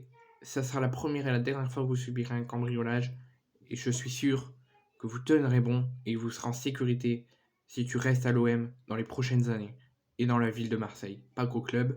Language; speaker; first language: French; native; French